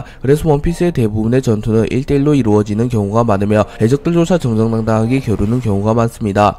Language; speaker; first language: Korean; native; Korean